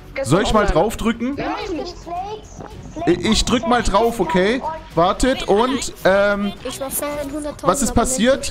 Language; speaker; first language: German; native; German